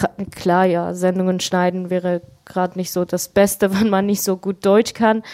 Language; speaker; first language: German; non-native, fluent; Persian